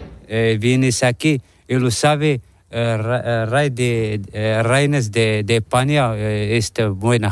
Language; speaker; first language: Spanish; non-native, learner; Arabic